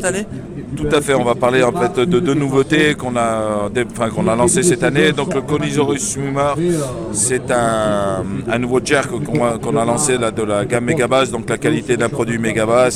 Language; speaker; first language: French; native; French